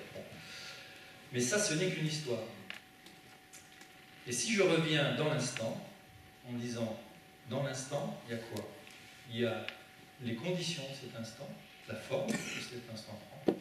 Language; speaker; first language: French; native; French